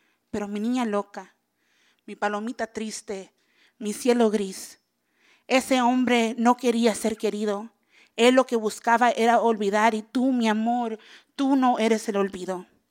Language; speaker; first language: Spanish; early bilingual, heritage; Spanish